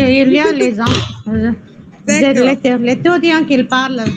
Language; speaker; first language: French; non-native, fluent; Tamil